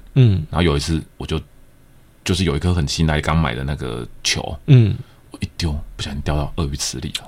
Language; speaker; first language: Chinese; native; Chinese